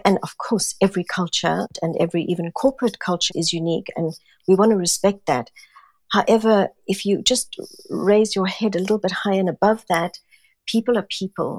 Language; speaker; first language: English; non-native, local second language; Italian